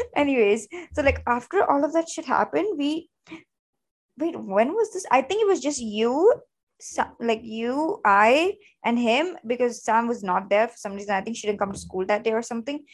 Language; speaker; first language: English; non-native, local second language; Hindi